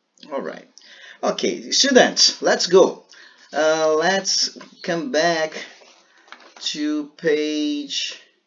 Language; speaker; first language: English; non-native, fluent; Portuguese